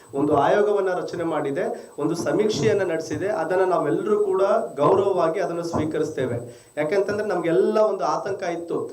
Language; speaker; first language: Kannada; non-native, local second language; Lambadi